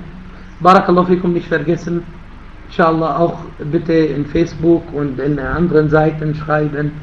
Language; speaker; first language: German; non-native, fluent; Arabic